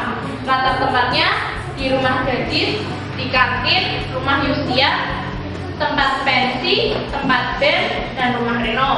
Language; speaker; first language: Indonesian; native; Indonesian